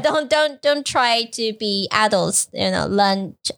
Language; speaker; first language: English; non-native, fluent; Chinese